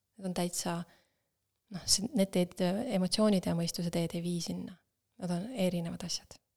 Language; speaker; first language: Estonian; native; Estonian